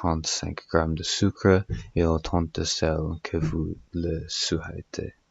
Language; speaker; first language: French; non-native, learner; English